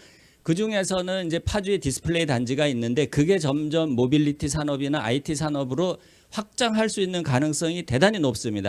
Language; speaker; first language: Korean; native; Korean